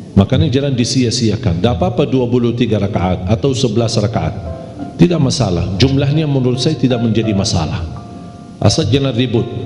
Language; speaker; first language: Indonesian; non-native, fluent; Arabic